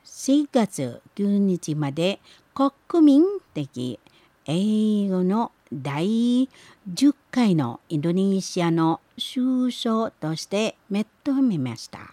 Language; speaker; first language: Japanese; non-native, learner; Indonesian